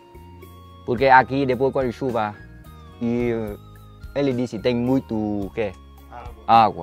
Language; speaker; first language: Portuguese; non-native, learner; Vietnamese